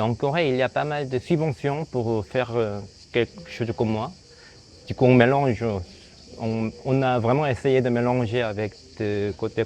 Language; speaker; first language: French; non-native, fluent; Korean